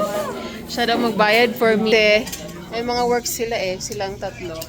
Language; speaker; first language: Filipino; non-native, local second language; Cebuano